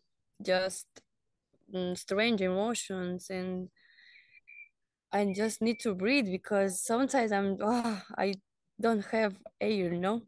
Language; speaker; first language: English; non-native, learner; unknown